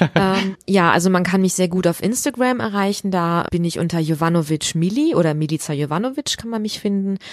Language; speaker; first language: German; native; German